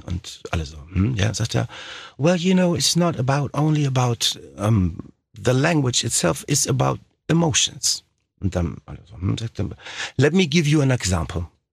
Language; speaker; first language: English; non-native, fluent; German